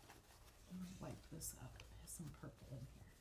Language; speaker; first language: English; native; English